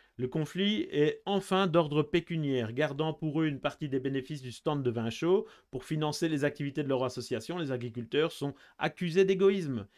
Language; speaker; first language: French; native; French